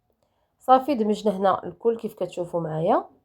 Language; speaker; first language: Arabic; native; Arabic